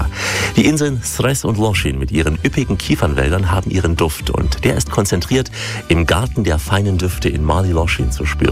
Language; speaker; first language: German; native; German